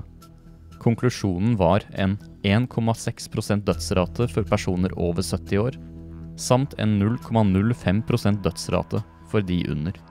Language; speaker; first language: Norwegian; native; Norwegian